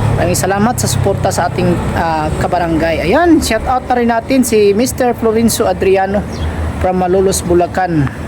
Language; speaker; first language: Filipino; non-native, local second language; Cebuano